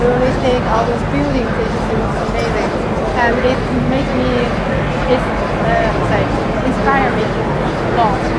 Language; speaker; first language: English; non-native, learner; Chinese